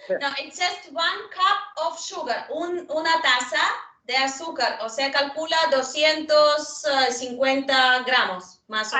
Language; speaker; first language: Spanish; non-native, fluent; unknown